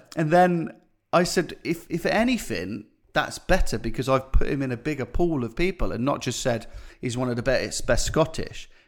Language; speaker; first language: English; native; English